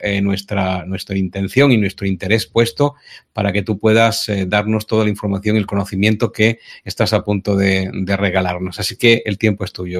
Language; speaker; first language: Spanish; native; Spanish